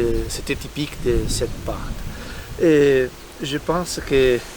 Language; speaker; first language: French; non-native, learner; Italian